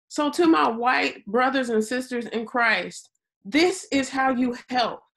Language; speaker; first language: English; native; English